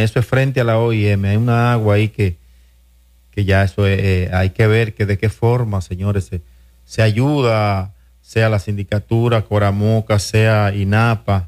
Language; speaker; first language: Spanish; native; Spanish